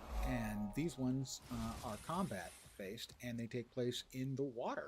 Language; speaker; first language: English; native; English